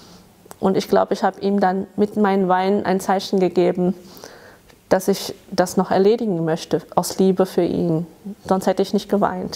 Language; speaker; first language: German; early bilingual, other home language; Tamil